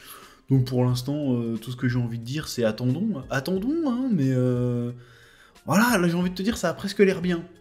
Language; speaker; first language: French; native; French